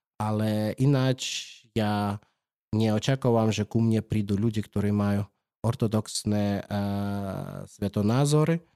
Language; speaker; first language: Slovak; non-native, fluent; Russian